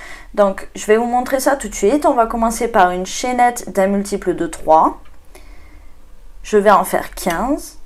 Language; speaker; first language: French; native; French